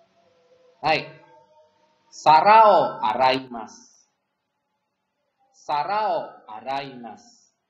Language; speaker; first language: Japanese; non-native, fluent; Indonesian